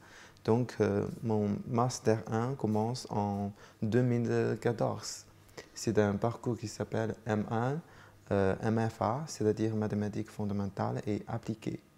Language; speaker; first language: French; non-native, fluent; Chinese